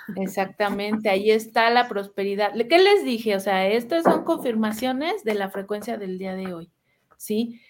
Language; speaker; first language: Spanish; native; Spanish